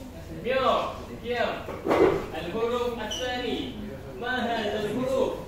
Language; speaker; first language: Arabic; non-native, learner; Malay